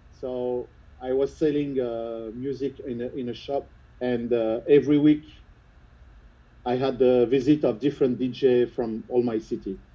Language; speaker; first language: English; non-native, fluent; French